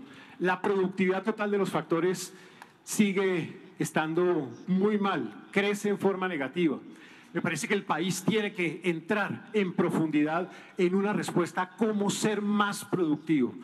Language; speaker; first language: Spanish; native; Spanish